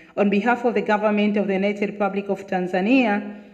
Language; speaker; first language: English; non-native, local second language; Swahili